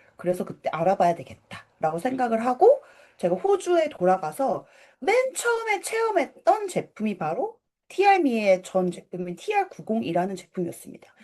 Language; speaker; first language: Korean; native; Korean